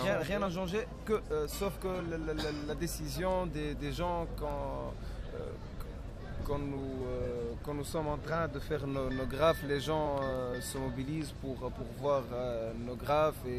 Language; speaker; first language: French; non-native, local second language; Arabic